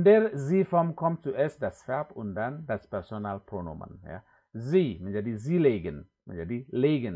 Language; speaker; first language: German; non-native, fluent; Indonesian